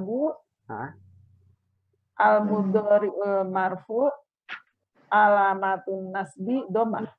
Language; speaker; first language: Arabic; non-native, learner; Indonesian